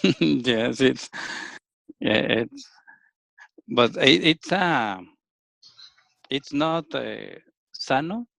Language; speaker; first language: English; non-native, learner; Spanish